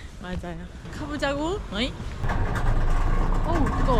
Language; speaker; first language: Korean; non-native, learner; Turkish